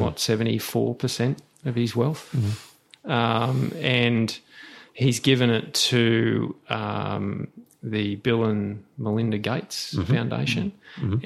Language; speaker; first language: English; native; English